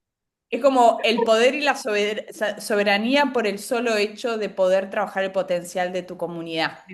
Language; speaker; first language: Spanish; native; Spanish